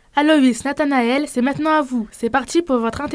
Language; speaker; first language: French; native; French